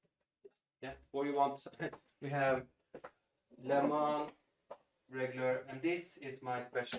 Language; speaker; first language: English; non-native, fluent; Swedish